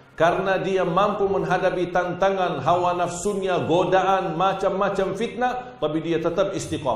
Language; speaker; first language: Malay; non-native, fluent; Arabic